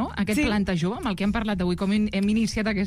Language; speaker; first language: Catalan; native; Catalan